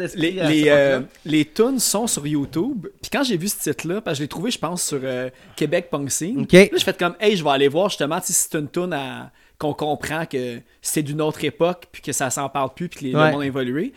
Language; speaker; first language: French; native; French